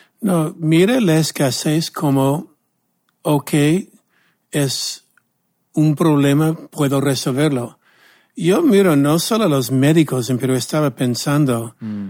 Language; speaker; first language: Spanish; non-native, fluent; English